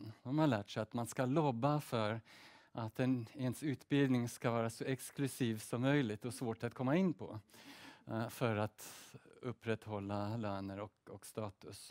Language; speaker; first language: Swedish; early bilingual, heritage; Swedish